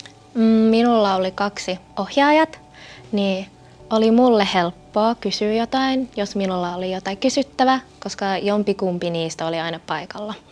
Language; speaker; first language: Finnish; non-native, fluent; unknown